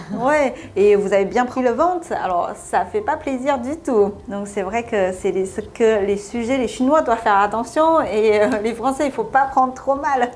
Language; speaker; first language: French; non-native, fluent; Chinese